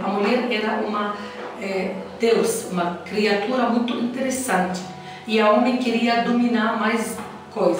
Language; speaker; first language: Portuguese; non-native, learner; Arabic